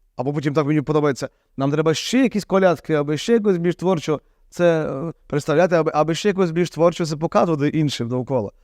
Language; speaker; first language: Ukrainian; native; Ukrainian